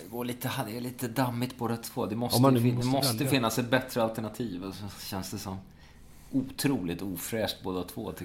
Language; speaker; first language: Swedish; native; Swedish